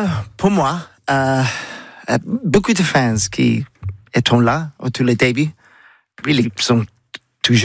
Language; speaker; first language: French; non-native, learner; English